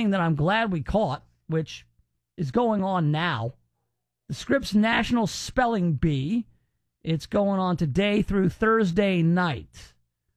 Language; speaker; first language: English; native; English